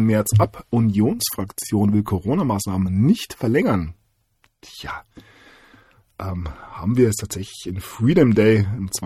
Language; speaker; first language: German; native; German